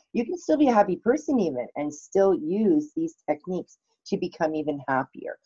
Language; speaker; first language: English; native; English